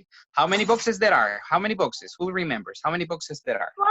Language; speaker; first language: English; non-native, fluent; Spanish